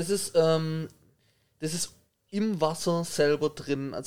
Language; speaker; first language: German; native; German